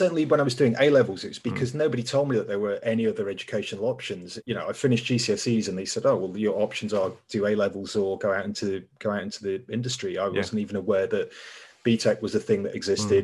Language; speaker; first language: English; native; English